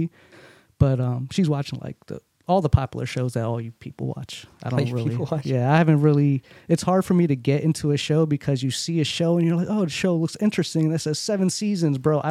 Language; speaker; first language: English; early bilingual, other home language; Urdu